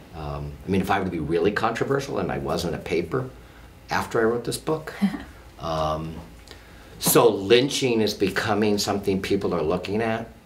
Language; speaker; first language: English; native; English